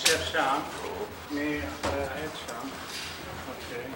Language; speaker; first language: Hebrew; early bilingual, other home language; Arabic